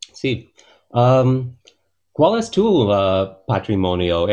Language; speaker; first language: Spanish; non-native, learner; English